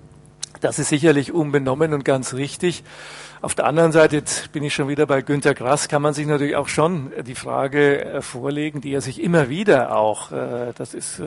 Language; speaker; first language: German; native; German